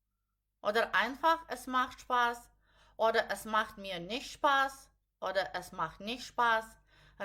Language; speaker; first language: German; non-native, fluent; Lithuanian